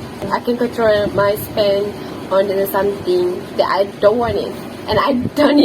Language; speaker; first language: English; non-native, local second language; Malay